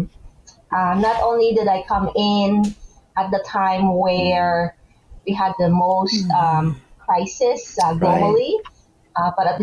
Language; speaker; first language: English; non-native, local second language; Hiligaynon